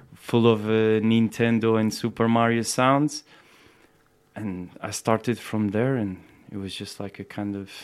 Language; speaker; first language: English; non-native, fluent; Portuguese